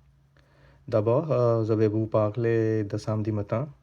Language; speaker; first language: French; non-native, learner; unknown